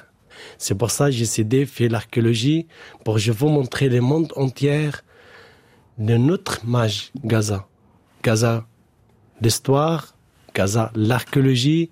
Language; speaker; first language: French; non-native, learner; Arabic